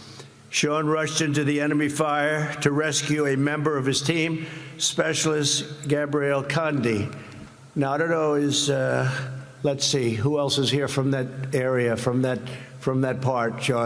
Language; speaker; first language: English; native; English